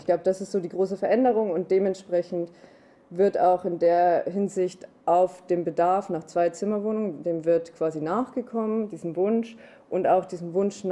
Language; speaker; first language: German; native; German